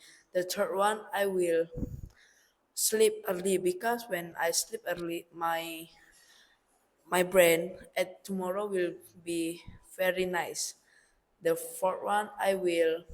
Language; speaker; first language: English; non-native, learner; Indonesian